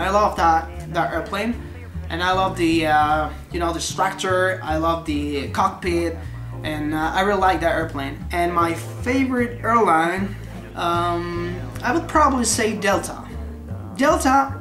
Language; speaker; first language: English; non-native, fluent; Spanish